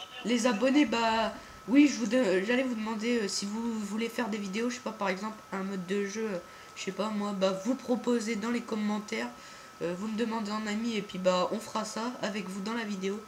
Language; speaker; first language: French; native; French